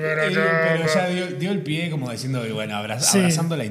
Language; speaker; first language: Spanish; native; Spanish